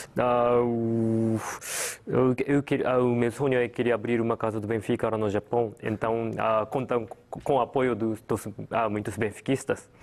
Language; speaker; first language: Portuguese; non-native, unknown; Japanese